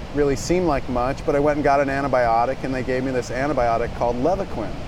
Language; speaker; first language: English; native; English